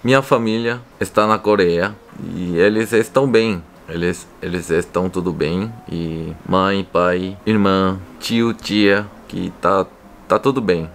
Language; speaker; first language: Portuguese; non-native, learner; Korean